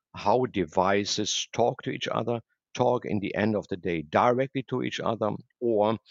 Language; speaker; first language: English; non-native, fluent; German